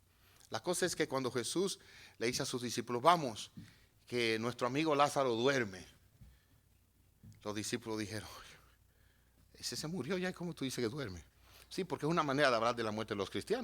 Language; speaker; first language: Spanish; native; Spanish